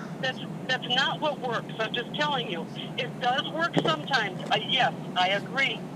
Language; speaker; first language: English; native; English